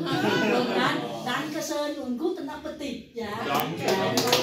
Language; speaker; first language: German; non-native, learner; Vietnamese